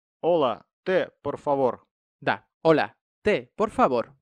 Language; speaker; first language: Spanish; non-native, fluent; Russian